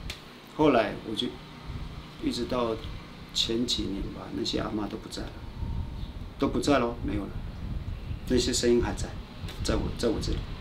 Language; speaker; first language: Chinese; native; Chinese